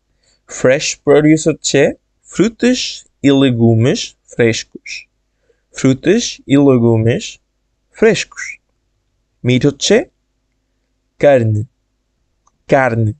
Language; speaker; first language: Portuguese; non-native, fluent; Bangla